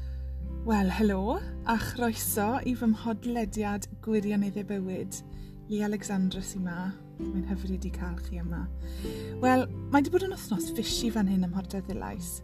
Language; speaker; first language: Welsh; non-native, local second language; English